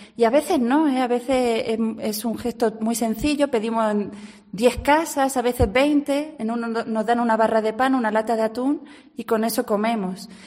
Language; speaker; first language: Spanish; native; Spanish